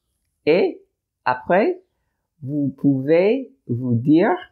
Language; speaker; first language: French; non-native, learner; English